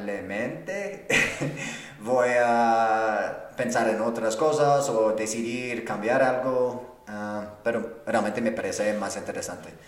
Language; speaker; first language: Spanish; non-native, fluent; English